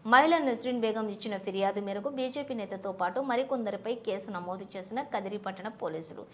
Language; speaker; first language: Telugu; native; Telugu